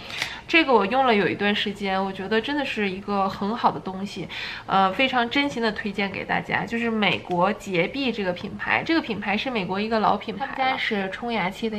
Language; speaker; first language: Chinese; native; Chinese